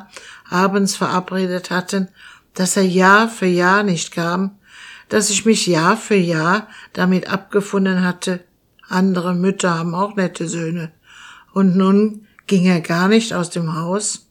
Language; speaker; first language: German; native; German